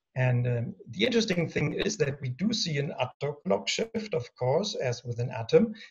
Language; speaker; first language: English; non-native, fluent; German